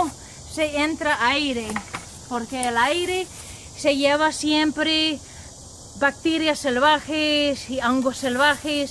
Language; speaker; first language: Spanish; non-native, learner; English